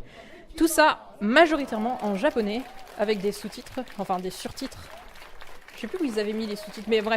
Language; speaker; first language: French; native; French